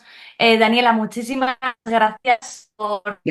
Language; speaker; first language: Spanish; native; Spanish